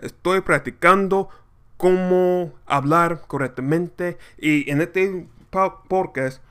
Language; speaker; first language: Spanish; non-native, learner; English